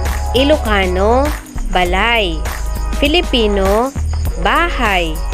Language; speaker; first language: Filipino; non-native, local second language; Iloko